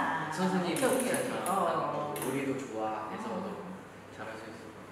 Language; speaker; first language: Korean; non-native, learner; Chinese